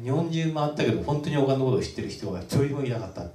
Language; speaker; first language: Japanese; native; Japanese